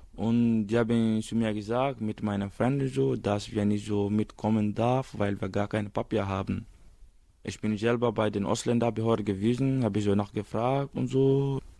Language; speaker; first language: German; non-native, fluent; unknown